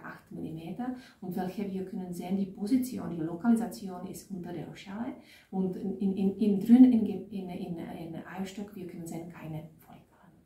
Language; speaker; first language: German; non-native, fluent; Czech